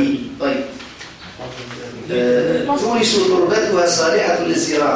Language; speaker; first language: Arabic; native; Arabic